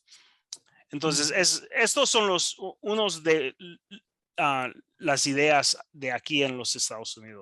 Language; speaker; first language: Spanish; non-native, learner; English